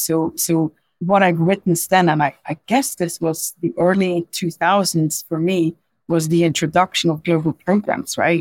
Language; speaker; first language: English; non-native, fluent; Dutch